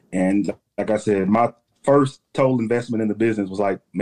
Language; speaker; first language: English; native; English